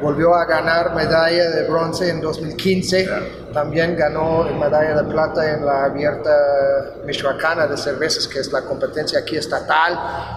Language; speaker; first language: Spanish; non-native, fluent; English